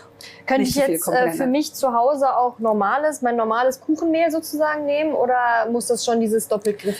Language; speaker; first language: German; native; German